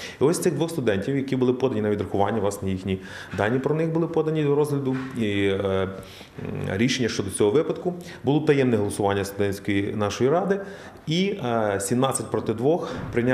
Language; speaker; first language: Ukrainian; native; Ukrainian